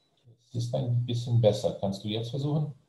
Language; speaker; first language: German; non-native, learner; Bosnian